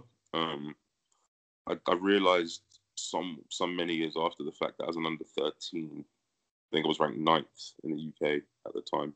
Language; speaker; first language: English; native; English